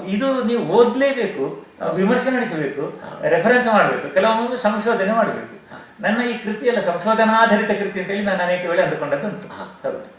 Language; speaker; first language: Kannada; native; Kannada